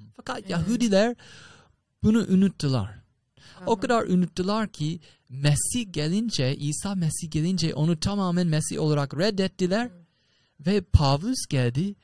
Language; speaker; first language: Turkish; non-native, fluent; English